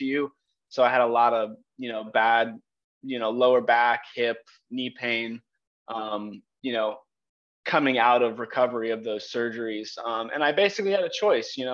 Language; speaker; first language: English; native; English